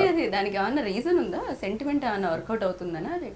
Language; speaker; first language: Telugu; native; Telugu